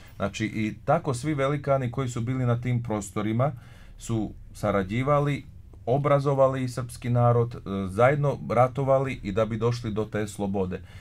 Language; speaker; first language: Croatian; non-native, local second language; Slovak